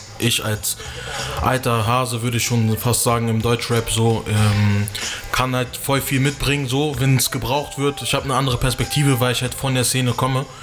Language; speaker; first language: German; native; German